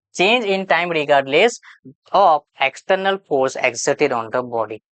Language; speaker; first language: English; non-native, local second language; Gujarati